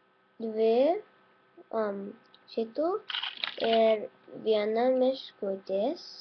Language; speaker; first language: Lithuanian; early bilingual, heritage; Lithuanian